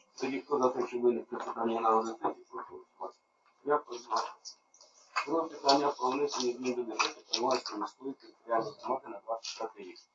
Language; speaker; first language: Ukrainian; native; Ukrainian